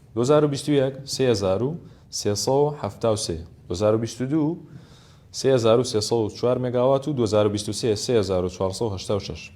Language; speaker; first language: Central Kurdish; native; Central Kurdish